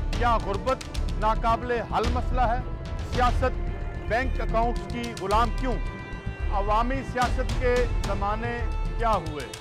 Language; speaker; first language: Urdu; non-native, local second language; Punjabi